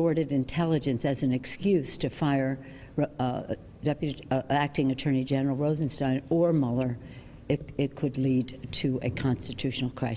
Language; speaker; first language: English; native; English